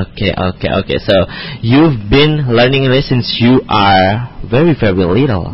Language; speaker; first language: English; non-native, learner; Indonesian